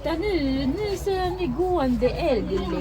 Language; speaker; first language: Swedish; non-native, fluent; Cebuano